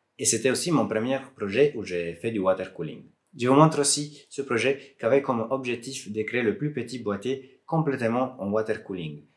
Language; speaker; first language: French; non-native, fluent; Italian